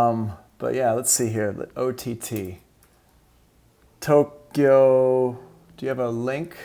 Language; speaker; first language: English; native; English